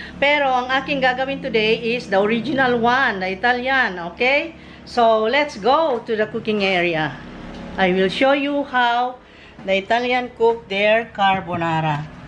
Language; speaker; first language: English; non-native, local second language; Filipino